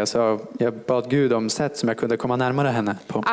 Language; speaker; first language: Swedish; non-native, fluent; English